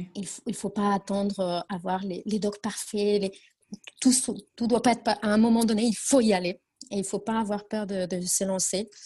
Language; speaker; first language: French; non-native, fluent; Spanish